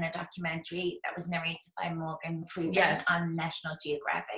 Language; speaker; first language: English; native; English